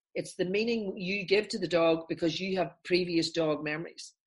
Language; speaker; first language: English; native; English